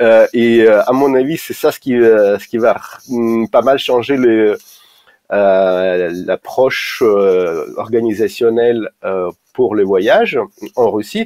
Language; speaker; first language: French; non-native, fluent; Russian